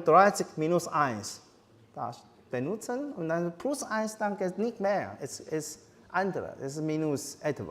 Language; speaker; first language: German; non-native, learner; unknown